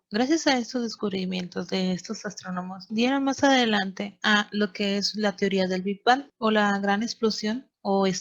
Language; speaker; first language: Spanish; native; Spanish